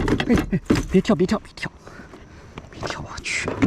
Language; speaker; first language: Chinese; native; Chinese